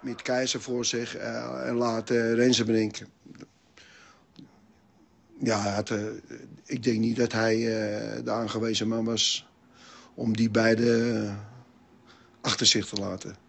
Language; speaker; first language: Dutch; native; Dutch